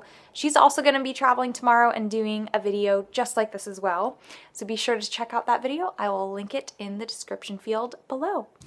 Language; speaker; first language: English; native; English